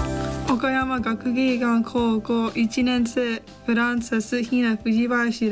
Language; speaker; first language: Japanese; non-native, learner; English